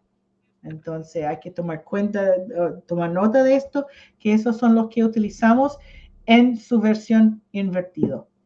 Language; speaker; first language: Spanish; non-native, fluent; English